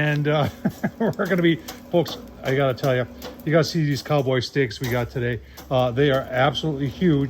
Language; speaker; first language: English; native; English